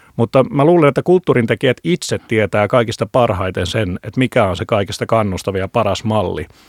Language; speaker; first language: Finnish; native; Finnish